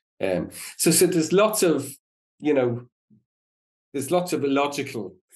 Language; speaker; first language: English; native; English